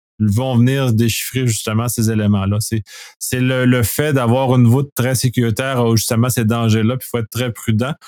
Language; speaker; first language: French; native; French